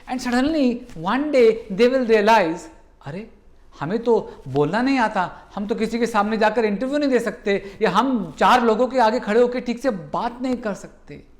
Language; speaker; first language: Hindi; native; Hindi